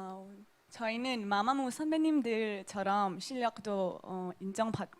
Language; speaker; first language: Korean; non-native, local second language; Thai